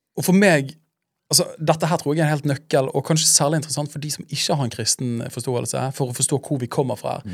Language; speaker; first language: Norwegian; native; Norwegian